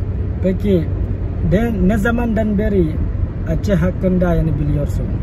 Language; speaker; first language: Turkish; non-native, learner; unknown